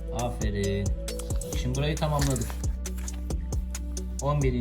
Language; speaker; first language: Turkish; native; Turkish